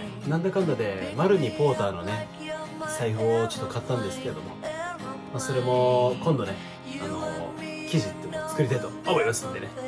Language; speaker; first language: Japanese; native; Japanese